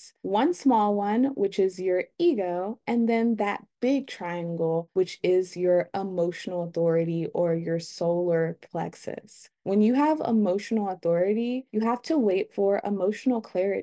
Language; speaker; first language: English; native; English